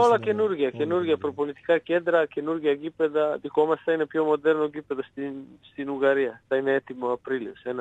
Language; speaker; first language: Greek; non-native, fluent; Serbian